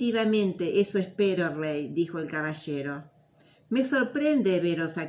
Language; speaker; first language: Spanish; native; Spanish